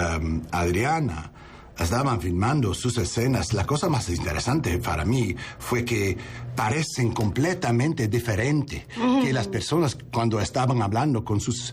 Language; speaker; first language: Spanish; non-native, learner; English